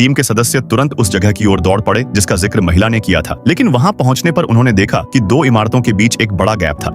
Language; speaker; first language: Hindi; native; Hindi